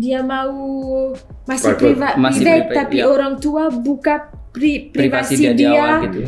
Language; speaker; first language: Indonesian; non-native, learner; French